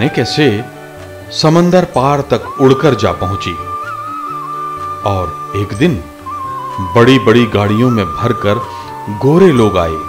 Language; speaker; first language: Hindi; native; Hindi